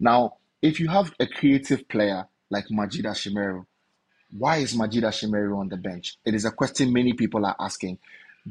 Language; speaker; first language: English; non-native, local second language; Akan